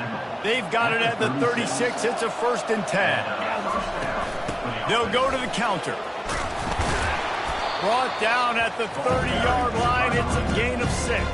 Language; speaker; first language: English; native; English